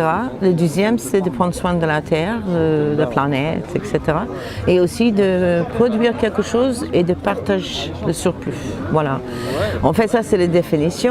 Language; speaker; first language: French; non-native, fluent; English